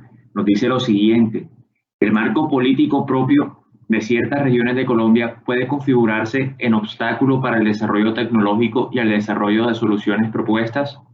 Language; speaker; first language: Spanish; native; Spanish